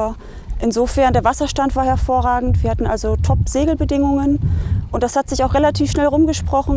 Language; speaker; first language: German; native; German